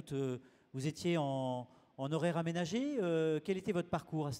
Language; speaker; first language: French; native; French